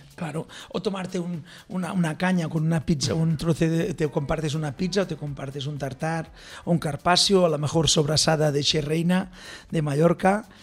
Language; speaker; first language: Spanish; non-native, local second language; Catalan